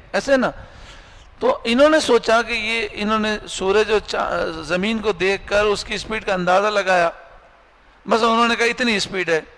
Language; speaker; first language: Urdu; native; Urdu